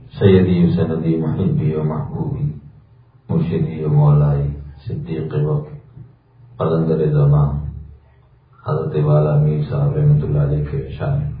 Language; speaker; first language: Urdu; native; Urdu